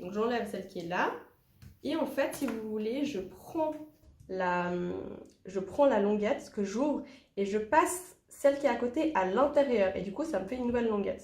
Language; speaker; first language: French; native; French